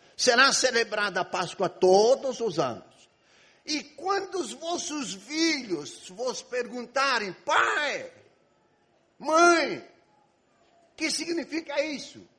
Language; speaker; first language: Portuguese; non-native, fluent; Greek